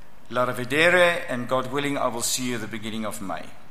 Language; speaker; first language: English; non-native, local second language; Afrikaans